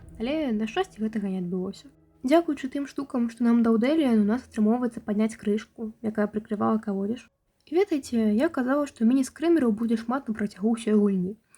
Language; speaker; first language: Belarusian; native; Belarusian